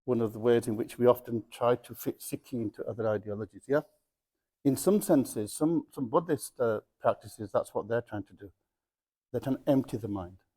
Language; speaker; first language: English; early bilingual, other home language; Punjabi